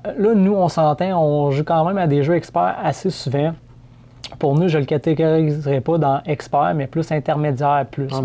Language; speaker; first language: French; native; French